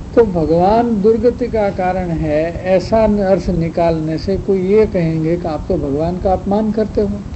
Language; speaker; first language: Hindi; non-native, local second language; Gujarati